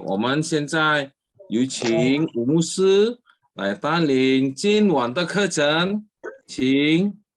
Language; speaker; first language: Chinese; early bilingual, heritage; Chinese